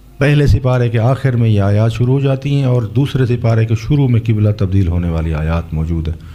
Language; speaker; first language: Urdu; non-native, local second language; Saraiki